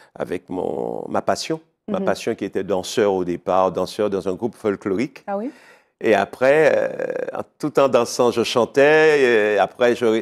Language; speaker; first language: French; native; French